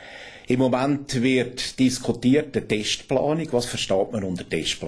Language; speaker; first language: German; native; German